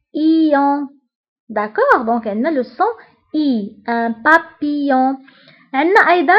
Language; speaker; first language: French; non-native, local second language; Arabic